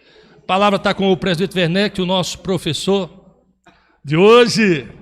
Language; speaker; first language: Portuguese; native; Portuguese